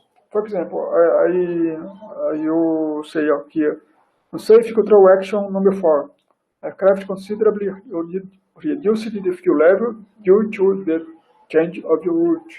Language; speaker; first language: English; non-native, fluent; Portuguese